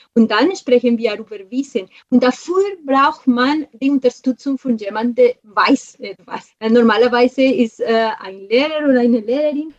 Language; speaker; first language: German; non-native, fluent; Spanish